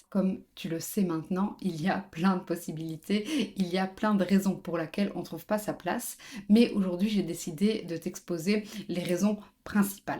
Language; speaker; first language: French; native; French